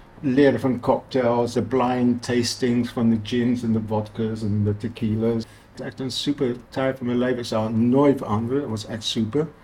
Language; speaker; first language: Dutch; non-native, fluent; English